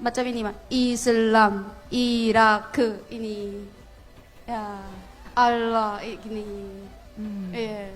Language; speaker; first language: Indonesian; non-native, fluent; Korean